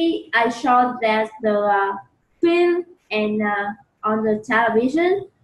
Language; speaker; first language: English; non-native, learner; Vietnamese